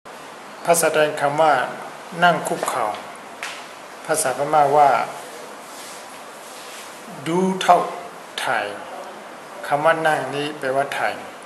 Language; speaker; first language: Thai; non-native, fluent; Burmese